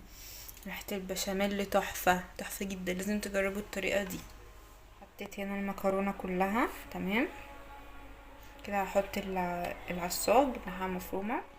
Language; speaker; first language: Arabic; native; Arabic